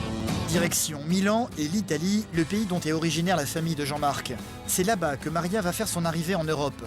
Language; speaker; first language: French; native; French